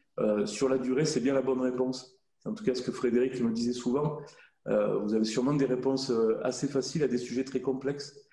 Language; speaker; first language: French; native; French